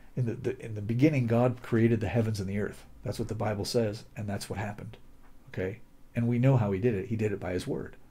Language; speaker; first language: English; native; English